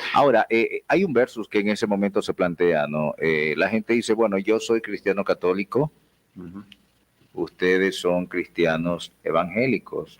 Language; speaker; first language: Spanish; native; Spanish